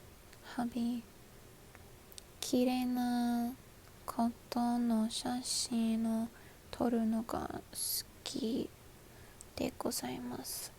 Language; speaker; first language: Japanese; non-native, learner; English